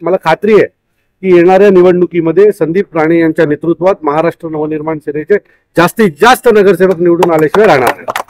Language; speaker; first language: Marathi; native; Marathi